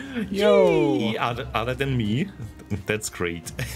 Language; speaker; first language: English; non-native, fluent; German